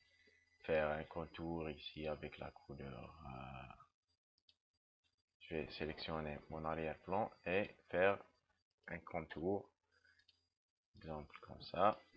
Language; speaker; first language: French; non-native, local second language; Arabic